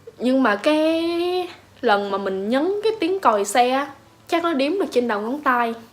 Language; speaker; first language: Vietnamese; native; Vietnamese